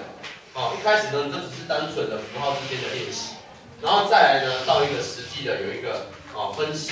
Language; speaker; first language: Chinese; native; Chinese